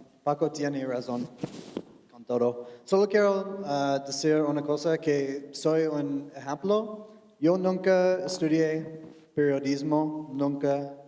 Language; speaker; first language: Spanish; non-native, fluent; English